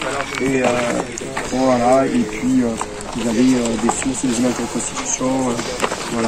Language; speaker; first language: French; native; French